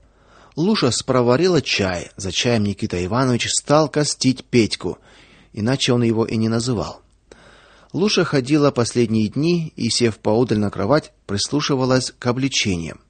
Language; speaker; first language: Russian; native; Russian